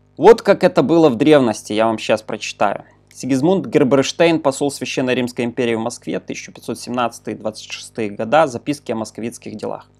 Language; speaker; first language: Russian; non-native, local second language; Ukrainian